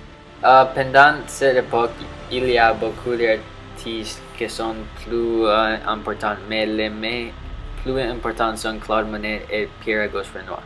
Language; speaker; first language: French; non-native, learner; English